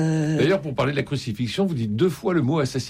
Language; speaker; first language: French; native; French